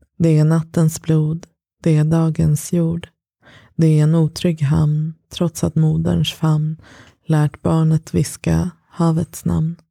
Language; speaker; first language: Swedish; early bilingual, other home language; Persian